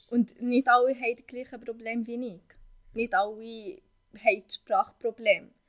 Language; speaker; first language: German; non-native, fluent; Arabic